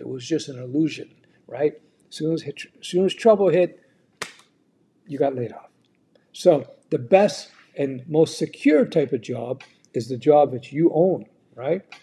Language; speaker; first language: English; native; English